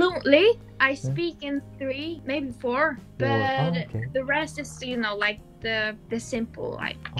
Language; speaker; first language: English; non-native, learner; Polish